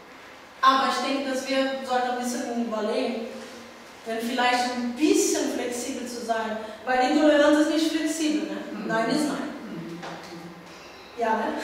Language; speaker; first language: German; non-native, learner; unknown